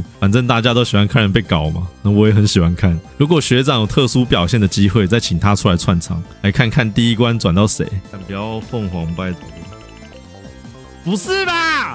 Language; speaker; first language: Chinese; native; Chinese